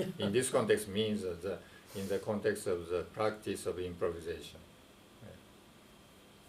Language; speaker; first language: English; non-native, fluent; Japanese